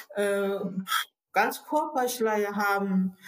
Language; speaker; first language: German; non-native, fluent; Persian